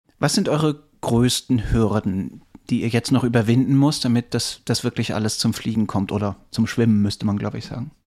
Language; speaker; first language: German; native; German